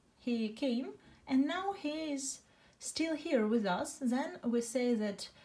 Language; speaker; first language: English; non-native, fluent; Russian